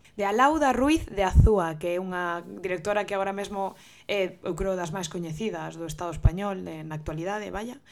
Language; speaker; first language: Galician; non-native, local second language; Spanish